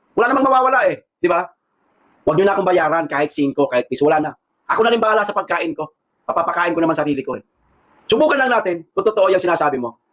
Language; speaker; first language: Filipino; non-native, local second language; Cebuano